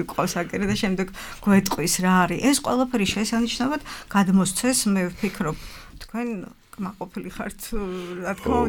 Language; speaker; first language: Georgian; native; Georgian